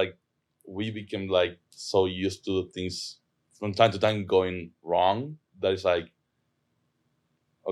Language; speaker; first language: English; non-native, fluent; Spanish